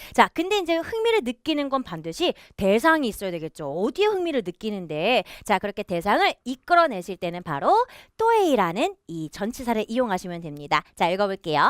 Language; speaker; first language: Korean; native; Korean